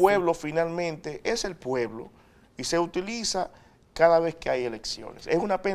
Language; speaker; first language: Spanish; native; Spanish